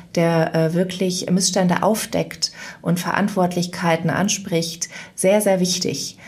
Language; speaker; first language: German; native; German